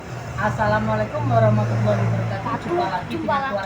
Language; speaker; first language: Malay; non-native, local second language; Javanese